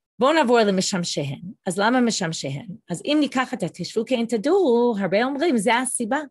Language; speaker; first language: Hebrew; non-native, fluent; English